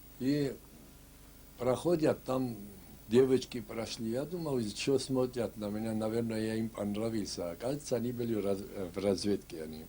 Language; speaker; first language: Russian; non-native, local second language; Ossetic